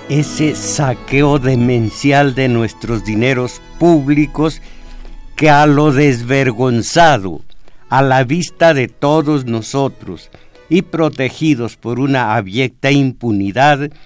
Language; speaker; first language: Spanish; native; Spanish